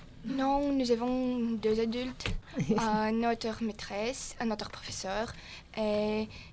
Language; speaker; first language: French; non-native, learner; Russian